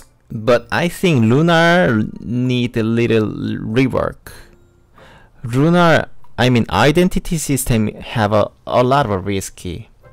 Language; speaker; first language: English; non-native, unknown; Korean